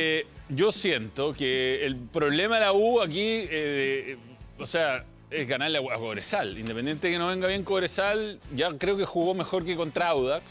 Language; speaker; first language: Spanish; native; Spanish